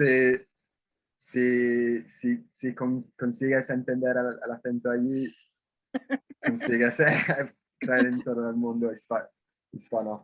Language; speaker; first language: Spanish; non-native, fluent; English